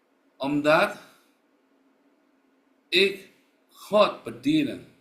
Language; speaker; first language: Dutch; non-native, learner; Indonesian